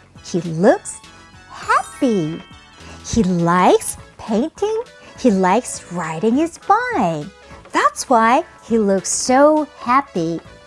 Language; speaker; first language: English; non-native, fluent; Korean